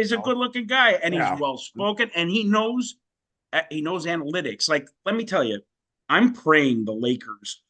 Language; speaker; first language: English; native; English